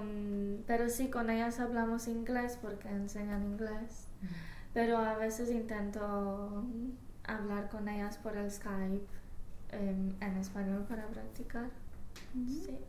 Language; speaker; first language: Spanish; non-native, fluent; Polish